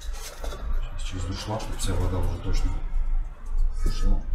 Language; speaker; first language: Russian; native; Russian